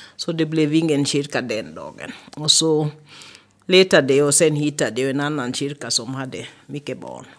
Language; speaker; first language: Swedish; non-native, fluent; Swahili